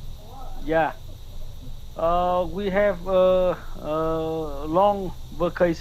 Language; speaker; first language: English; non-native, learner; Vietnamese